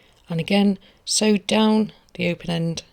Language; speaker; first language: English; native; English